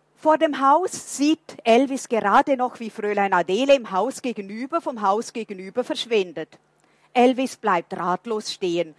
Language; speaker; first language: German; non-native, fluent; Portuguese